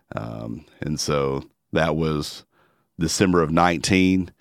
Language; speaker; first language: English; native; English